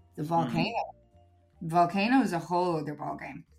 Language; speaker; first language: English; native; English